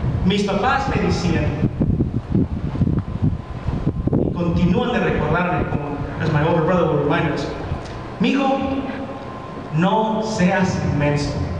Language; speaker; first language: Spanish; early bilingual, heritage; Spanish